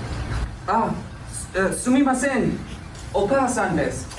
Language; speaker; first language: Japanese; non-native, learner; English